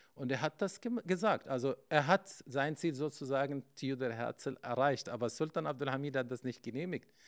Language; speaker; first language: German; non-native, fluent; Arabic